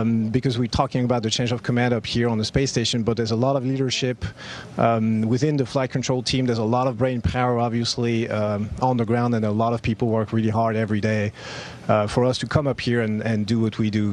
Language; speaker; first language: English; non-native, fluent; French